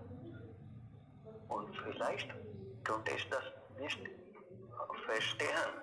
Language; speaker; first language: German; non-native, learner; Hindi